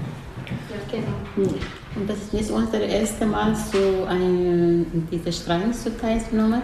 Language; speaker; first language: German; non-native, learner; Arabic